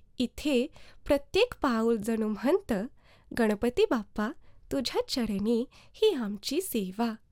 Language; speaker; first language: Marathi; early bilingual, heritage; Marathi